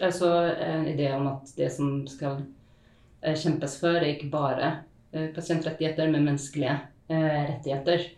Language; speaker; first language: Norwegian; non-native, fluent; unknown